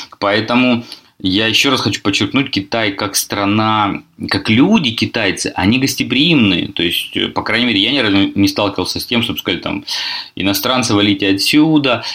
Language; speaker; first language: Russian; native; Russian